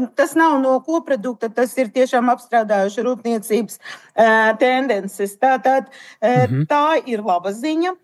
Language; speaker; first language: Latvian; non-native, local second language; Russian